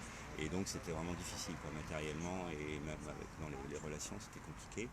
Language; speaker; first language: French; native; French